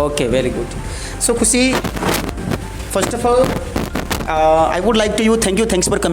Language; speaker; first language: English; non-native, local second language; Hindi